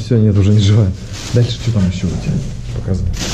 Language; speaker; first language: Russian; native; Russian